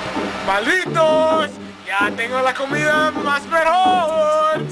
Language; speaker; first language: Spanish; non-native, learner; English